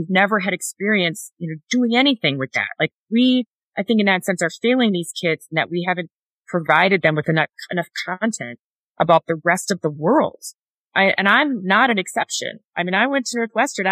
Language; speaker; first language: English; native; English